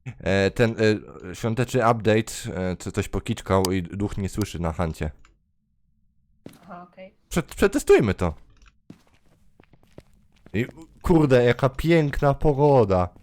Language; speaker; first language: Polish; native; Polish